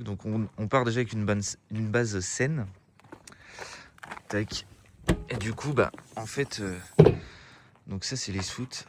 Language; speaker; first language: French; native; French